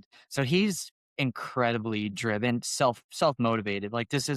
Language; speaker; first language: English; native; English